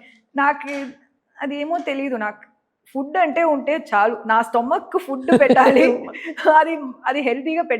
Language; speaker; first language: Telugu; non-native, learner; Tamil